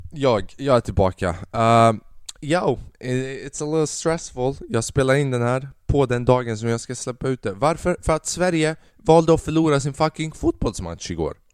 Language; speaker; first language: Swedish; early bilingual, other home language; Albanian